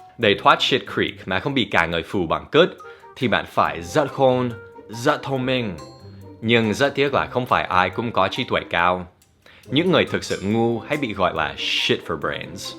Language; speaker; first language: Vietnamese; non-native, fluent; English